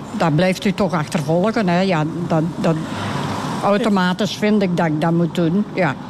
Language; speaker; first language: Dutch; native; Dutch